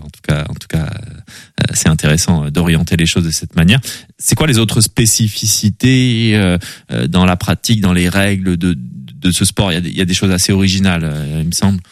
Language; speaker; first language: French; native; French